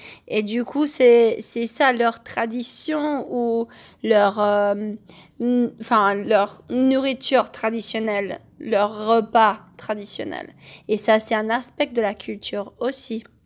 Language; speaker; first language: French; non-native, fluent; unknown